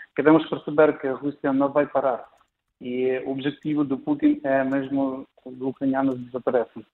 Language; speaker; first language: Portuguese; non-native, fluent; Ukrainian